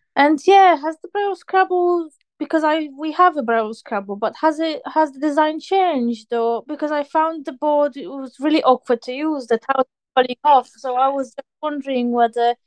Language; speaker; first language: English; non-native, fluent; Polish